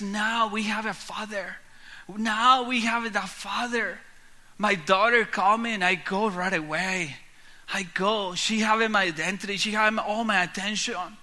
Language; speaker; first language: English; non-native, learner; Spanish